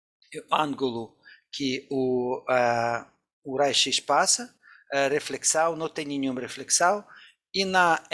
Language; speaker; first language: Portuguese; non-native, fluent; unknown